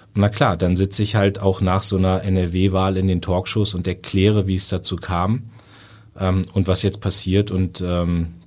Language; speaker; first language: German; native; German